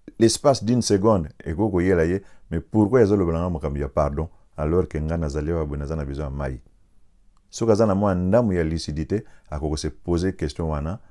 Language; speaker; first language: Lingala; non-native, local second language; Kongo